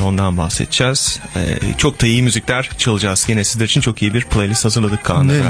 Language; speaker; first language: Turkish; native; Turkish